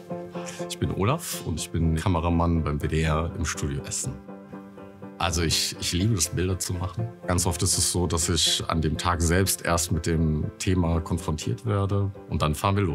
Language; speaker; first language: German; native; German